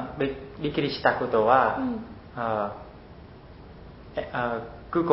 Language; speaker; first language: Japanese; non-native, learner; Khmer